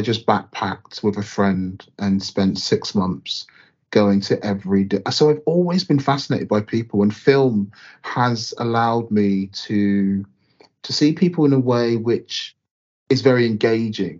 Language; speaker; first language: English; native; English